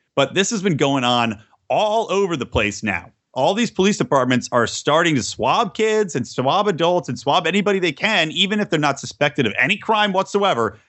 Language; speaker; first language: English; native; English